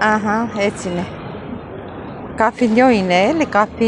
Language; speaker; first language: Greek; non-native, learner; Armenian